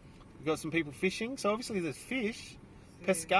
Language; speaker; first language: English; native; English